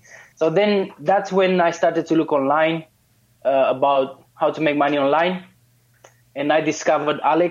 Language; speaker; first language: English; non-native, fluent; Romanian